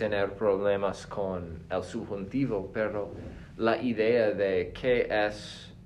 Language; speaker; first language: Spanish; non-native, fluent; English